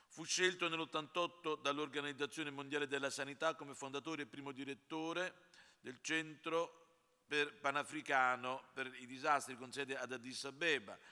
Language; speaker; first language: Italian; native; Italian